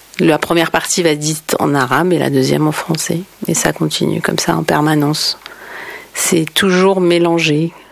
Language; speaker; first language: French; native; French